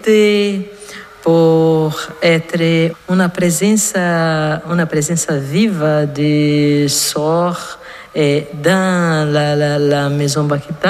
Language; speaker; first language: French; non-native, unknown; Portuguese